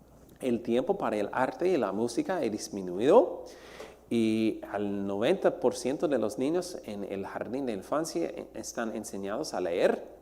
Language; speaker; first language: Spanish; non-native, fluent; English